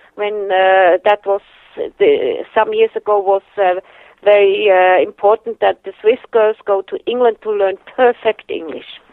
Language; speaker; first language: English; non-native, fluent; Swiss German